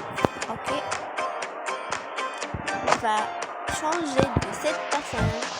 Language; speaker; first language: French; non-native, learner; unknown